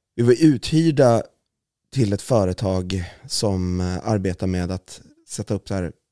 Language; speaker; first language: Swedish; native; Swedish